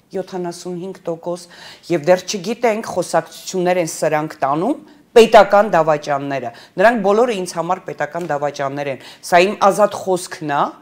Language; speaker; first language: Armenian; early bilingual, heritage; Armenian